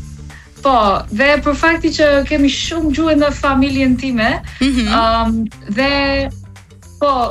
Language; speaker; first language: Albanian; non-native, learner; English